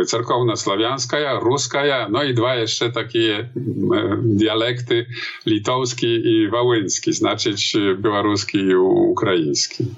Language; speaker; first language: Polish; non-native, learner; Belarusian